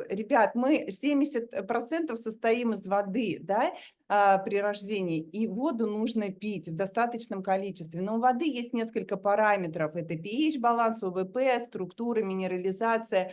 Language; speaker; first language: Russian; native; Russian